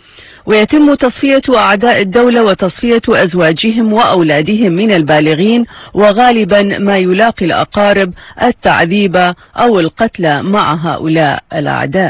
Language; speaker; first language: Arabic; native; Arabic